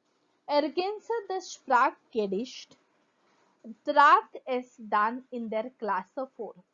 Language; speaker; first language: German; non-native, fluent; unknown